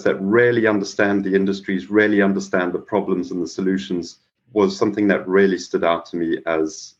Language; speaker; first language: English; native; English